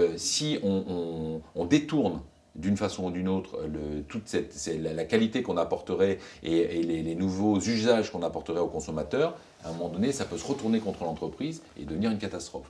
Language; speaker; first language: French; native; French